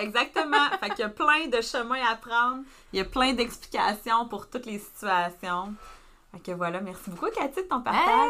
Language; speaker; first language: French; native; French